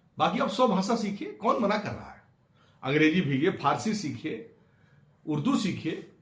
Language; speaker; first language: Hindi; native; Hindi